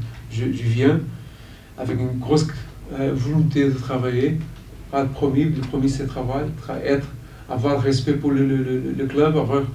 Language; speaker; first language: French; non-native, fluent; Portuguese